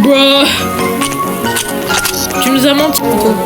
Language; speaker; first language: French; native; French